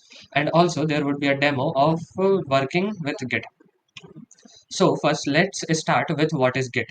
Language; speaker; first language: English; non-native, local second language; Hindi